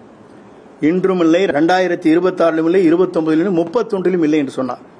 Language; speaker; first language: Tamil; native; Tamil